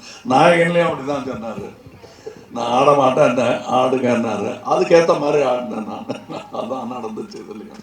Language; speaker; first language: Tamil; native; Tamil